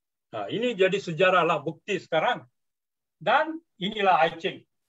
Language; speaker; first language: Malay; non-native, local second language; Tamil